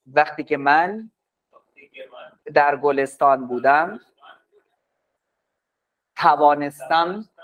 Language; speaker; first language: Persian; non-native, fluent; Urdu